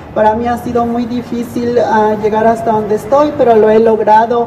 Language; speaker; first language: English; non-native, fluent; Spanish